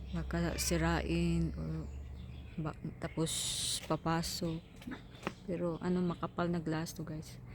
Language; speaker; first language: Filipino; non-native, local second language; Cebuano